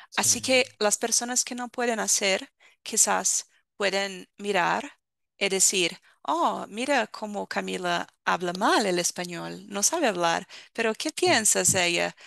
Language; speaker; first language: Spanish; non-native, fluent; Portuguese